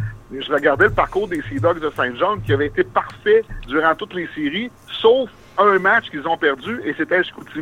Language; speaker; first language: French; native; French